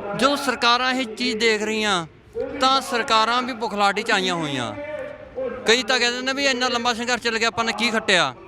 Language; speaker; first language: Punjabi; native; Punjabi